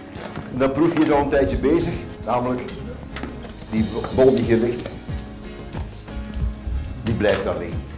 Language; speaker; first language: Dutch; native; Dutch